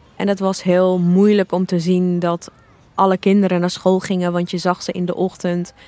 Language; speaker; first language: Dutch; early bilingual, other home language; Arabic